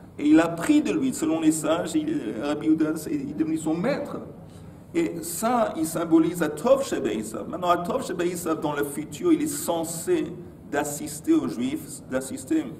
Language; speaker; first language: French; native; French